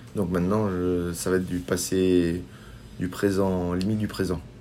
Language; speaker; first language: French; native; French